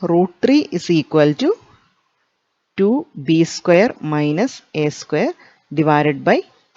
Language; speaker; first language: English; non-native, local second language; Malayalam